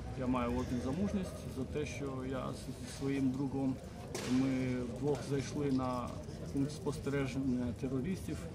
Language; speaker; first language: Ukrainian; non-native, fluent; Russian